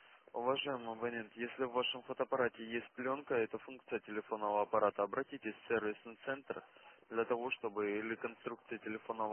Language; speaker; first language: Russian; native; Russian